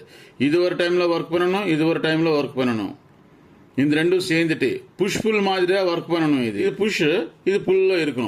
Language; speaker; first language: Tamil; non-native, local second language; Telugu